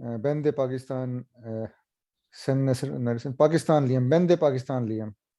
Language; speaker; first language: Turkish; non-native, learner; Urdu